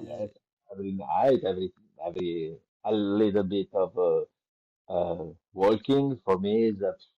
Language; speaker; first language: English; non-native, learner; Italian